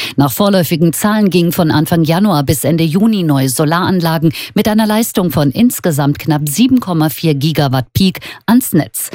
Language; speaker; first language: German; native; German